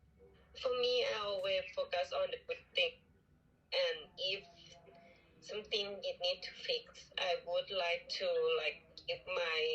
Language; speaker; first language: English; non-native, learner; Spanish